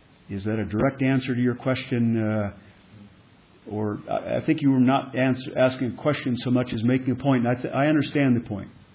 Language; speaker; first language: English; native; English